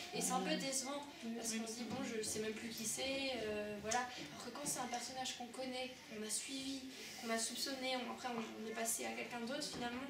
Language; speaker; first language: French; native; French